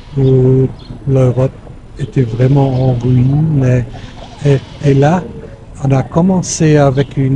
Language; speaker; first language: French; non-native, fluent; German